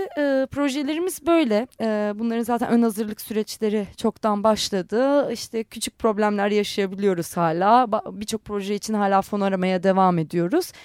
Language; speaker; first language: Turkish; non-native, local second language; Armenian